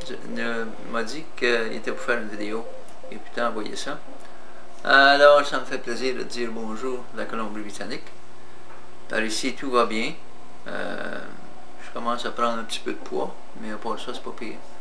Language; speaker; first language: French; native; French